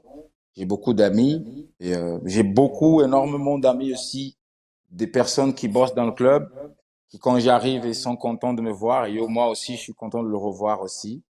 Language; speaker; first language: French; non-native, fluent; Portuguese